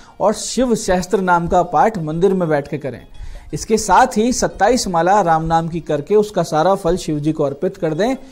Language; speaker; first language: Hindi; native; Hindi